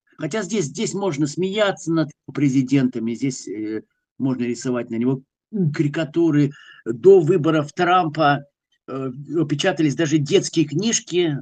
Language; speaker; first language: Russian; native; Russian